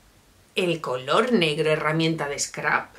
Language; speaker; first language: Spanish; native; Spanish